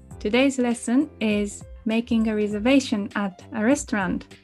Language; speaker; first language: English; non-native, fluent; Japanese